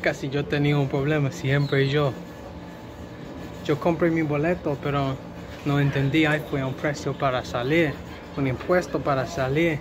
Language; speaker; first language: Spanish; non-native, learner; English